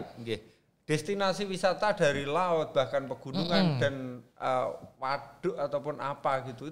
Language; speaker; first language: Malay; non-native, local second language; Javanese